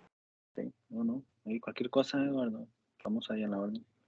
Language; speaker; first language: Spanish; native; Spanish